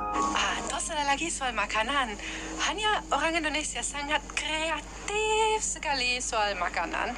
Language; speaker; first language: Indonesian; non-native, fluent; German